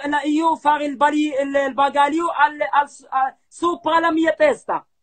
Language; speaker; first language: Italian; non-native, learner; Arabic